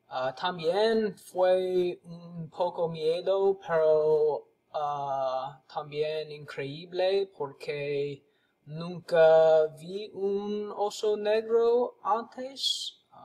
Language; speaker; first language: Spanish; non-native, learner; English